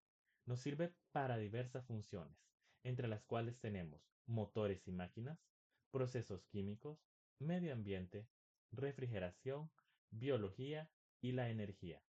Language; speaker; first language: Spanish; native; Spanish